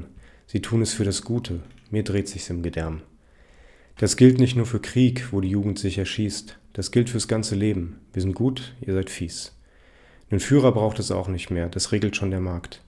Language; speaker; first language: German; native; German